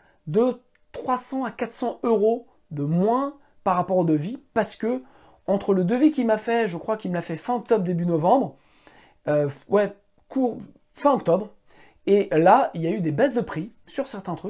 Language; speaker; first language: French; native; French